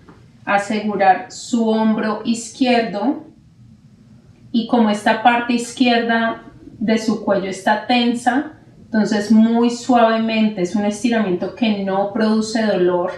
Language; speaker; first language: Spanish; native; Spanish